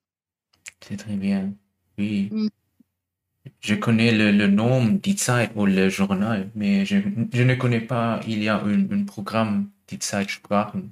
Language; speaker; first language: French; non-native, learner; German